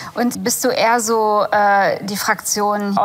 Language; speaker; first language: German; native; German